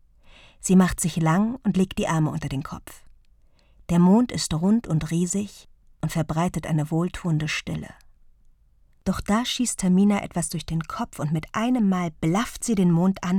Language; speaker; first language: German; native; German